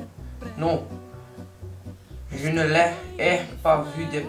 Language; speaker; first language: French; non-native, learner; English